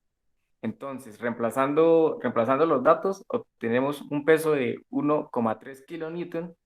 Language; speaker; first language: Spanish; native; Spanish